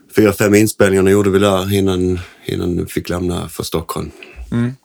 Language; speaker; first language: Swedish; native; Swedish